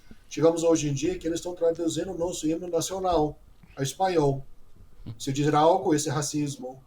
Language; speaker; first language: Portuguese; non-native, fluent; English